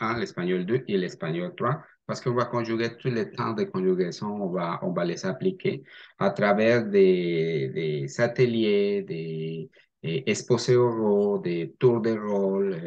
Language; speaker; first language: French; non-native, fluent; Spanish